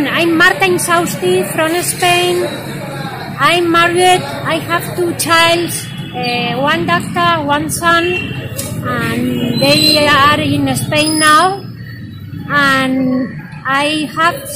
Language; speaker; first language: English; non-native, learner; Spanish